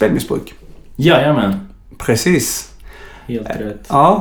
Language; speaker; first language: Swedish; native; Swedish